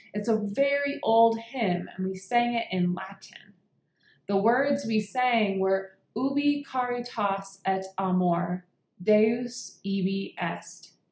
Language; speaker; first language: English; native; English